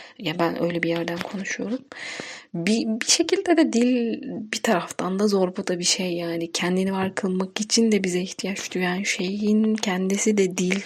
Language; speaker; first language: Turkish; non-native, local second language; Kurdish